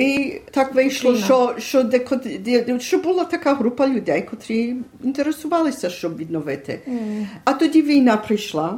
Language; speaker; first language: Ukrainian; early bilingual, heritage; Ukrainian